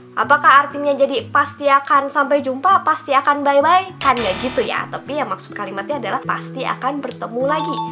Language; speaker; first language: Indonesian; native; Indonesian